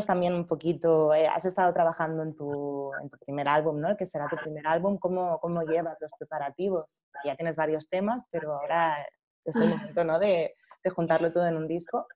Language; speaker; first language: Spanish; native; Spanish